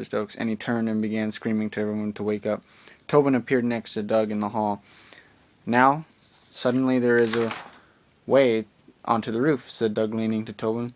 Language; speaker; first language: English; native; English